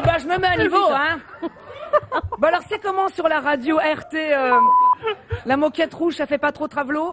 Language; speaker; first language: French; native; French